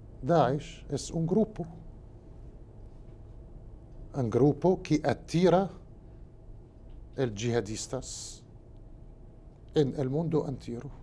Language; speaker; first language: Portuguese; non-native, learner; Arabic